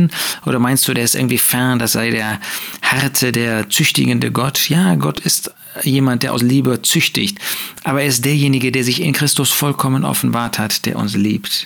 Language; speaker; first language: German; native; German